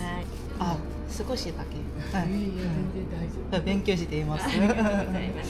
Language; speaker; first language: Japanese; non-native, learner; Korean